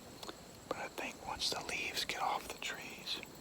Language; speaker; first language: English; native; English